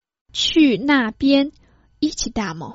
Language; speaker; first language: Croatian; non-native, fluent; Chinese